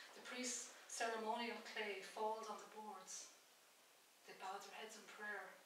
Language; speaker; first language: English; native; English